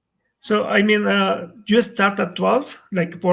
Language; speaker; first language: English; non-native, fluent; Spanish